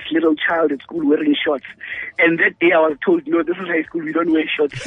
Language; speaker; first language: English; non-native, local second language; Southern Sotho